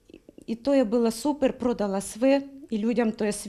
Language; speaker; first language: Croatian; non-native, learner; Ukrainian